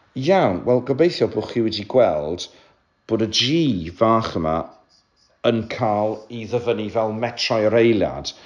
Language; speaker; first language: Welsh; native; Welsh